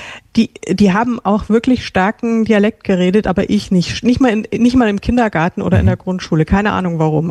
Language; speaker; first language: German; native; German